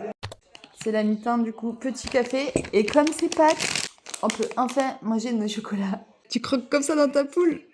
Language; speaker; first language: French; native; French